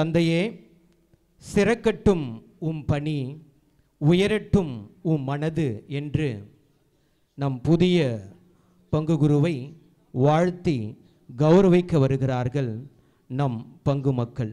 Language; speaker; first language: Tamil; native; Tamil